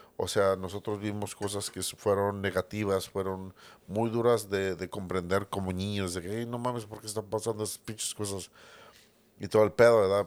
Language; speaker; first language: Spanish; early bilingual, heritage; Spanish